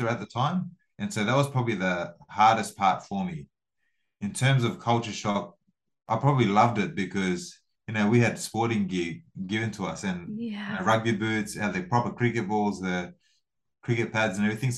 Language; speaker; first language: English; early bilingual, other home language; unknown